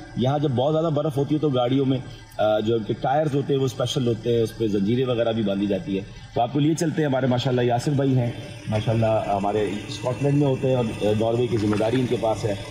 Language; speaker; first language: Urdu; native; Urdu